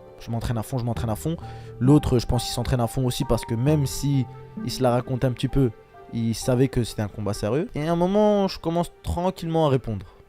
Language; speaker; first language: French; early bilingual, other home language; Chechen